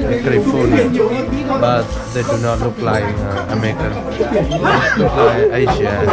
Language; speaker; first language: English; non-native, learner; Vietnamese